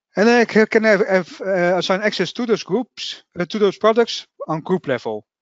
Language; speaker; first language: English; non-native, fluent; Dutch